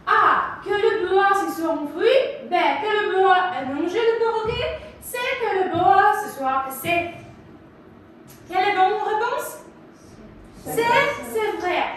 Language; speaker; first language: French; non-native, fluent; Russian